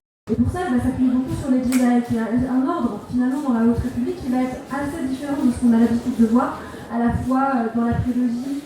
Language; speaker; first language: French; native; French